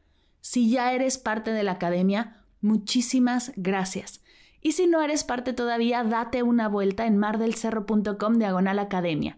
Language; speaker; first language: Spanish; native; Spanish